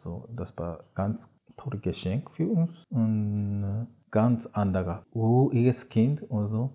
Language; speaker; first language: German; non-native, learner; Japanese